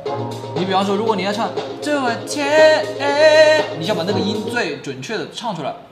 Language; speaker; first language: Chinese; native; Chinese